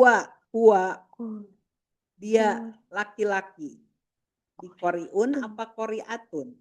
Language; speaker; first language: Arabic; non-native, fluent; Indonesian